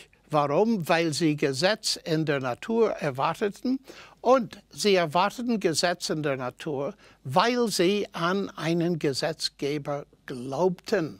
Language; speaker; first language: German; non-native, fluent; English